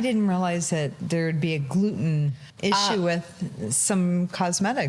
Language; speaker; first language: English; native; English